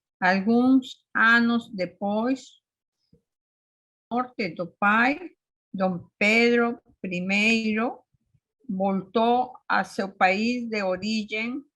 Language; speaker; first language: Portuguese; non-native, learner; Spanish